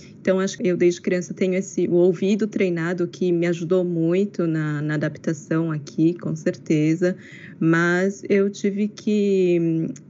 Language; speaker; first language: Portuguese; native; Portuguese